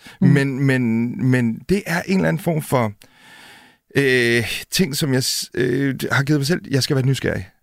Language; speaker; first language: Danish; early bilingual, other home language; Indonesian